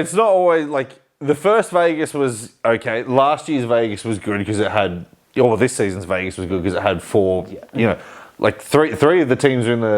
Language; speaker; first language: English; native; English